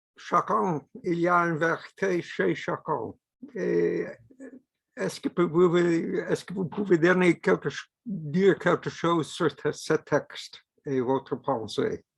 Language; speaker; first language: French; non-native, fluent; English